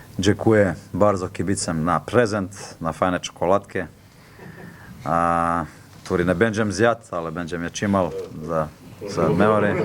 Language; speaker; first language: Polish; non-native, fluent; Slovenian